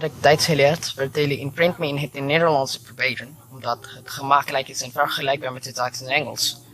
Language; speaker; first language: Dutch; non-native, learner; Filipino